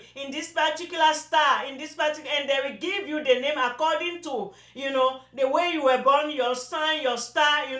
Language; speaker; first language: English; non-native, local second language; Yoruba